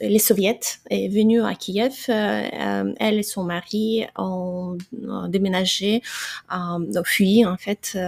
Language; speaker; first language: French; non-native, fluent; Ukrainian